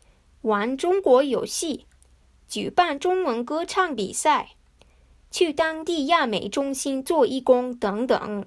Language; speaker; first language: Chinese; non-native, fluent; Japanese